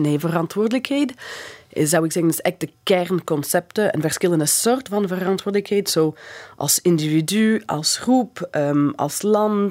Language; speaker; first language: Dutch; non-native, fluent; English